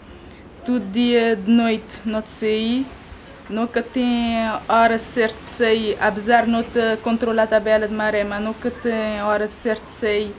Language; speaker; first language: Portuguese; non-native, local second language; Kabuverdianu